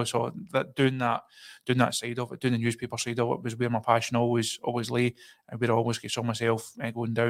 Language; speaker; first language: English; native; English